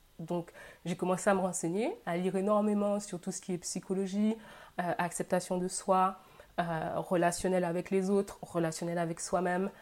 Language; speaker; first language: French; native; French